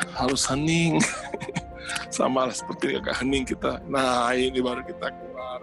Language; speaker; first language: Indonesian; native; Indonesian